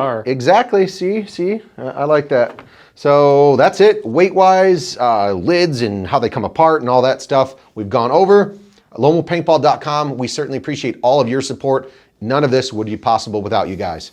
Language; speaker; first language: English; native; English